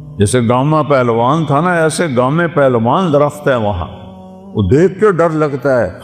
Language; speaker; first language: Urdu; non-native, local second language; Saraiki